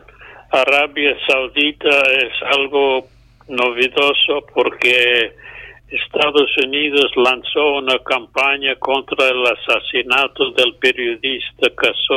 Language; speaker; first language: Spanish; non-native, fluent; English